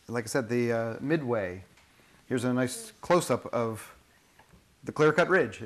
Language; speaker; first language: English; native; English